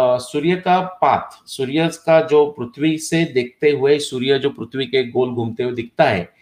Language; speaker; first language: Hindi; non-native, local second language; Marathi